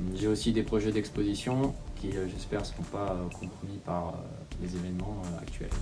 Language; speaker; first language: French; native; French